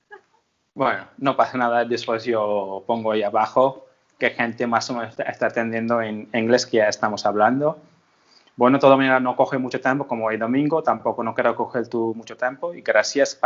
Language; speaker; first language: Spanish; non-native, learner; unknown